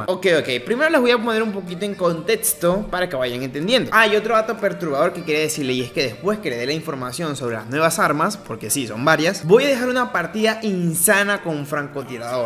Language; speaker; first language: Spanish; native; Spanish